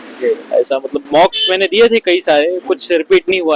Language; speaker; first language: Hindi; native; Hindi